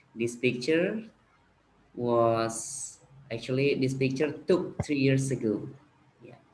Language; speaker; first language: English; non-native, fluent; Indonesian